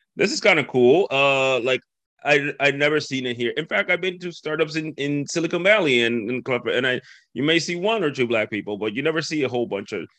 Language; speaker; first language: English; non-native, fluent; Spanish